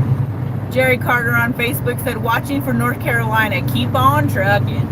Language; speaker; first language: English; native; English